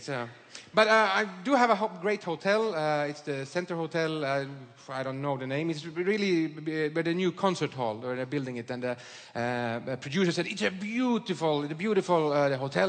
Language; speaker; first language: English; non-native, fluent; Swedish